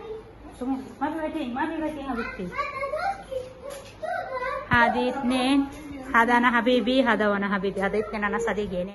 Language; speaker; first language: Arabic; non-native, learner; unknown